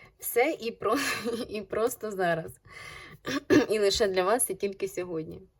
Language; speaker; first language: Ukrainian; non-native, local second language; Russian